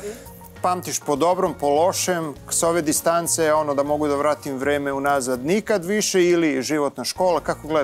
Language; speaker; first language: Serbian; native; Serbian